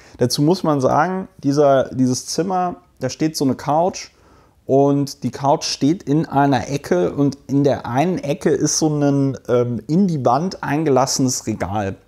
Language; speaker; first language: German; native; German